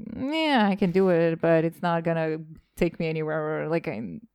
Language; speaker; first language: English; non-native, fluent; Estonian